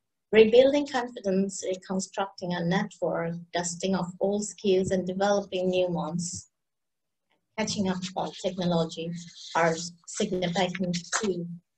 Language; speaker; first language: English; non-native, local second language; Bangla